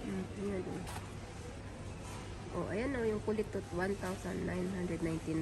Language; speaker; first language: Filipino; native; Filipino